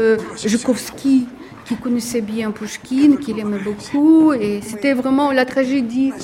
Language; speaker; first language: French; non-native, fluent; Russian